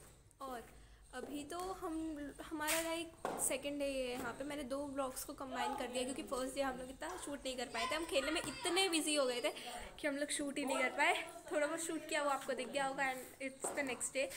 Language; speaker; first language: Hindi; native; Hindi